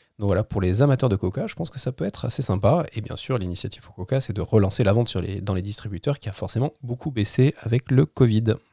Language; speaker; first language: French; native; French